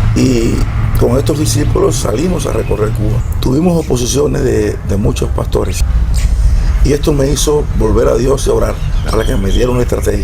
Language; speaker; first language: Spanish; native; Spanish